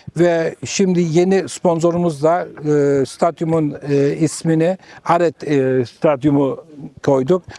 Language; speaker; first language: Turkish; early bilingual, heritage; Turkish